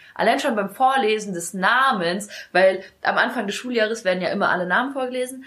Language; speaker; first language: German; early bilingual, other home language; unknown